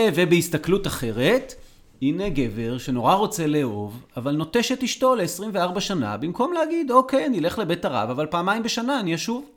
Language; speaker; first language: Hebrew; native; Hebrew